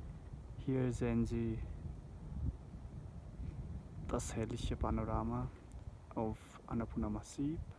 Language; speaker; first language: German; non-native, fluent; Nepali